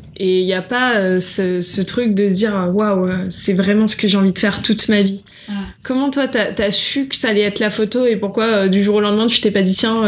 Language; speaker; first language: French; native; French